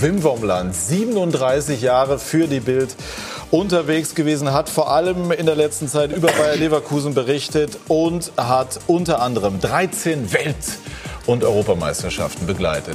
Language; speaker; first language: German; native; German